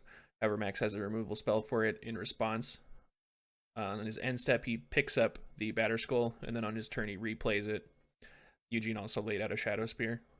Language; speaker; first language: English; native; English